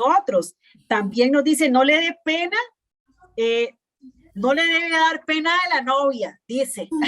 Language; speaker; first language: Spanish; native; Spanish